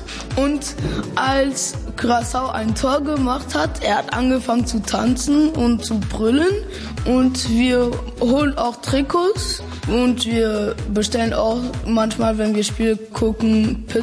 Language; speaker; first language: German; early bilingual, other home language; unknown